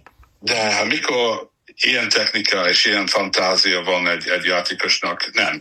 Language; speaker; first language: Hungarian; non-native, fluent; English